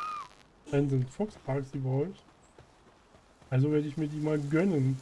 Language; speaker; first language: German; native; German